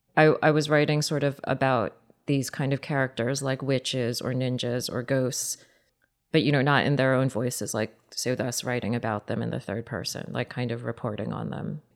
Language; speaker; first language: English; native; English